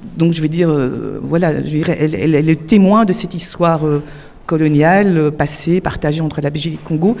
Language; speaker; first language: French; native; French